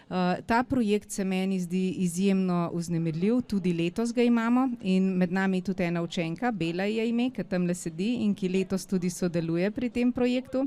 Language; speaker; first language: Slovenian; native; Slovenian